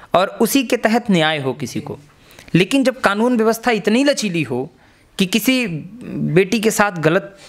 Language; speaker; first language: Hindi; native; Hindi